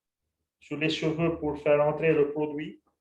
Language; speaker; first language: French; non-native, local second language; Arabic